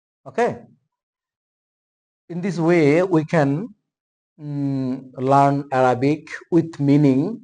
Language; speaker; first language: English; non-native, local second language; Bangla